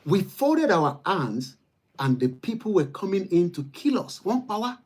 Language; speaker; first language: English; non-native, local second language; Yoruba